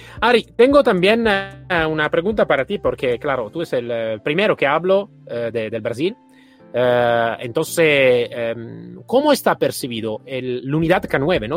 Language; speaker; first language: Spanish; non-native, fluent; Italian